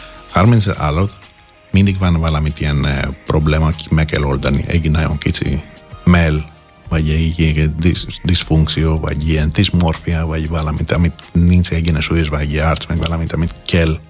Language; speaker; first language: Hungarian; non-native, fluent; Greek